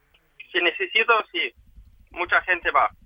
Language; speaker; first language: Spanish; non-native, learner; Ukrainian